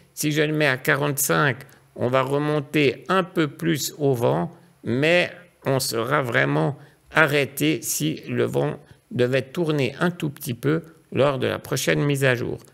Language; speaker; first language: French; native; French